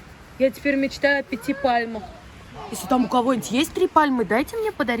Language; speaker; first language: Russian; native; Russian